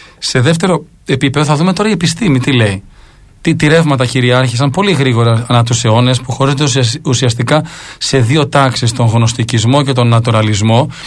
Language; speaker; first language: Greek; native; Greek